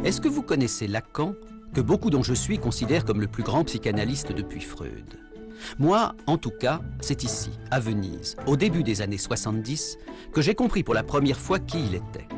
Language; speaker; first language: French; native; French